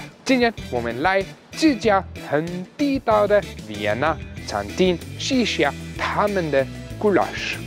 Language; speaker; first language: Chinese; non-native, fluent; German